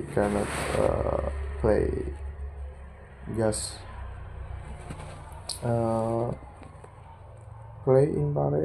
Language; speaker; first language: English; non-native, learner; Indonesian